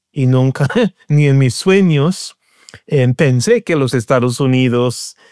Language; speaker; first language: Spanish; non-native, fluent; English